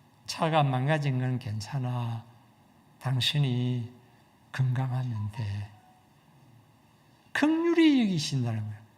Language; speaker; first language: Korean; native; Korean